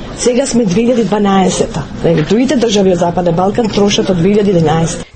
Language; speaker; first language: Macedonian; native; Macedonian